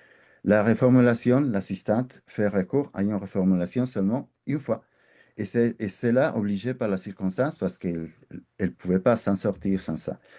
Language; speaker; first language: French; non-native, fluent; Spanish